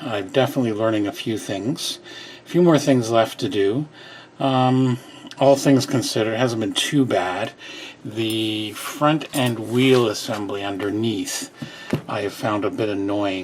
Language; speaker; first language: English; native; English